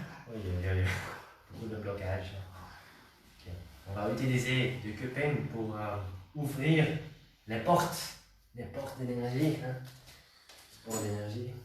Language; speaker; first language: French; non-native, learner; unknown